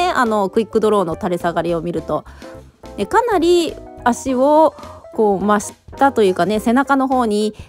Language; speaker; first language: Japanese; native; Japanese